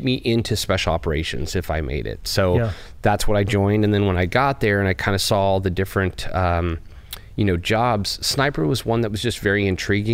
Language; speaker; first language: English; native; English